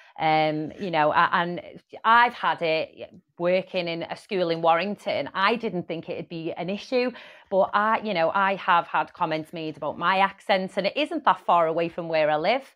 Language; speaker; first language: English; native; English